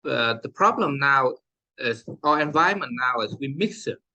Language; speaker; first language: English; non-native, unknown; Vietnamese